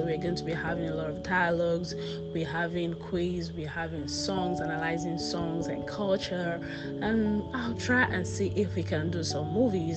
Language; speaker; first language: English; non-native, local second language; Yoruba